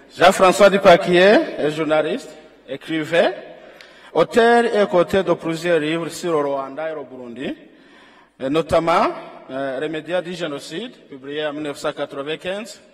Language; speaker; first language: French; non-native, local second language; Kinyarwanda